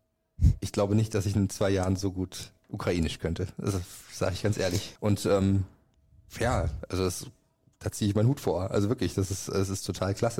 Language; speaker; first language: German; native; German